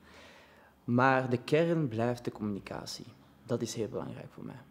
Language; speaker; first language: Dutch; early bilingual, other home language; Arabic